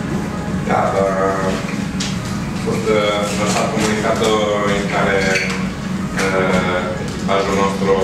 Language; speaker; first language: Romanian; non-native, fluent; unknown